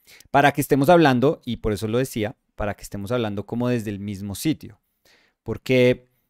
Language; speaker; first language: Spanish; native; Spanish